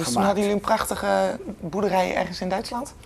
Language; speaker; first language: Dutch; native; Dutch